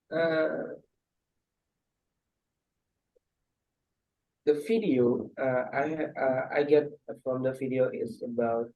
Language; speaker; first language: English; non-native, learner; Indonesian